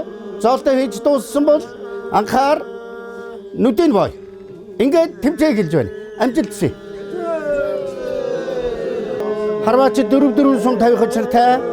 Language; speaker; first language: Mongolian; native; Mongolian